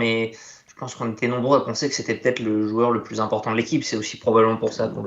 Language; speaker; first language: French; native; French